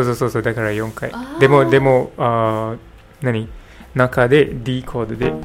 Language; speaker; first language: Japanese; non-native, learner; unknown